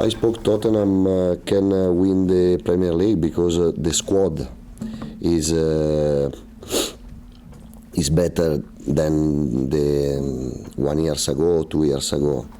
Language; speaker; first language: English; non-native, learner; Italian